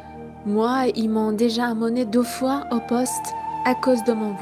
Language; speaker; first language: French; non-native, fluent; Persian